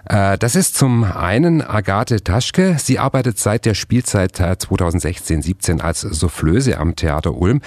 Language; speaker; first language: German; native; German